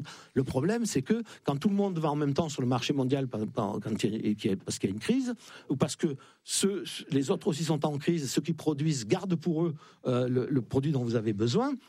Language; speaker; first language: French; native; French